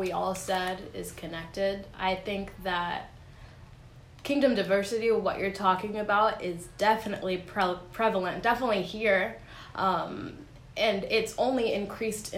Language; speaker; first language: English; native; English